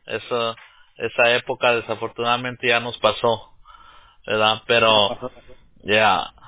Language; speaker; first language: Spanish; early bilingual, heritage; Spanish